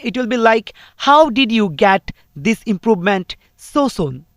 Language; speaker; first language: English; non-native, fluent; Bangla